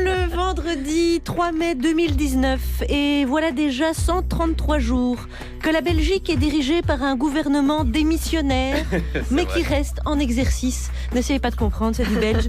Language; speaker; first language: French; native; French